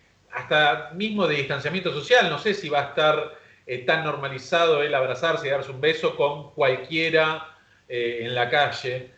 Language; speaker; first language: Spanish; native; Spanish